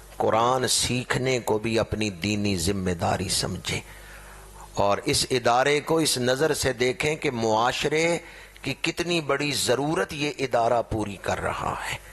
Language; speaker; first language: Urdu; non-native, local second language; Punjabi